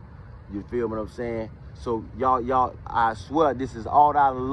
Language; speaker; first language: English; native; English